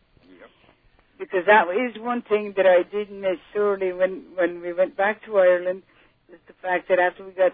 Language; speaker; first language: English; native; English